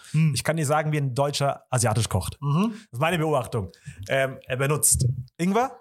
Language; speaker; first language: German; early bilingual, other home language; Vietnamese